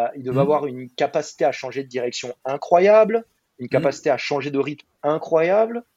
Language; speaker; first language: French; native; French